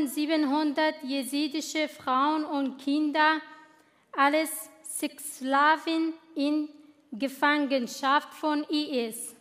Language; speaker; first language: German; non-native, fluent; Kurdish